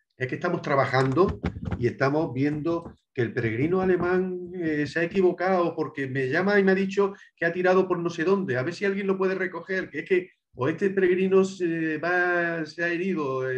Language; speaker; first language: Spanish; native; Spanish